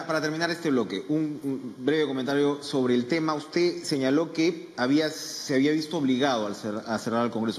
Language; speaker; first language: Spanish; native; Spanish